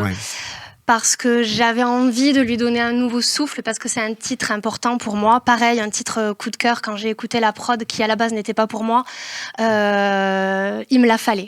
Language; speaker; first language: French; native; French